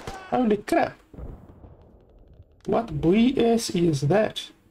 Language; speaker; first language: English; native; English